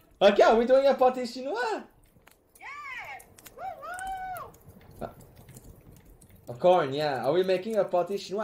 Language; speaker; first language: English; non-native, fluent; French